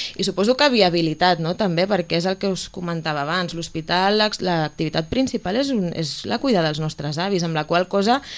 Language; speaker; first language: Catalan; native; Catalan